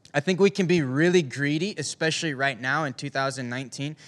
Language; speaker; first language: English; native; English